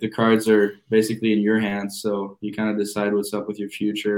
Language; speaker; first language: English; native; English